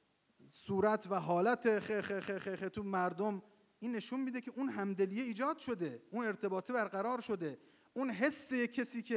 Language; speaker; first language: Persian; native; Persian